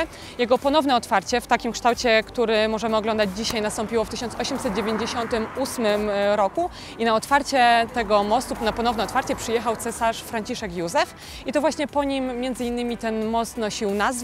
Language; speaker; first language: Polish; native; Polish